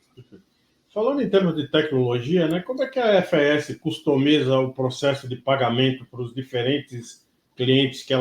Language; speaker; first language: Portuguese; native; Portuguese